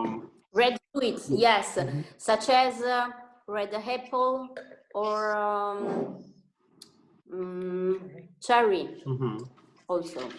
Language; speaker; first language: English; non-native, learner; Italian